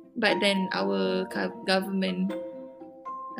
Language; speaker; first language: English; non-native, local second language; Malay